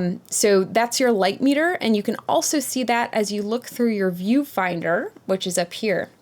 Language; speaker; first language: English; native; English